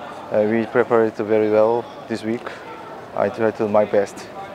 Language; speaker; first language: English; non-native, learner; Korean